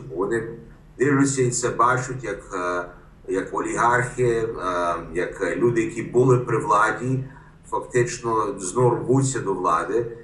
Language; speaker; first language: Ukrainian; early bilingual, heritage; Ukrainian